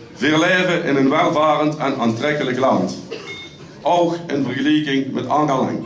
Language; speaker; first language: Dutch; native; Dutch